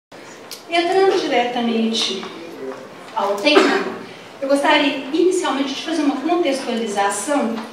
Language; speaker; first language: Portuguese; native; Portuguese